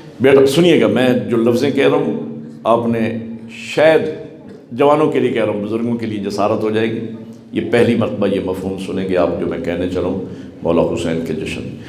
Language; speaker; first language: Urdu; non-native, local second language; Punjabi